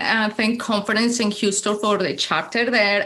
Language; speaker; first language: English; non-native, fluent; Spanish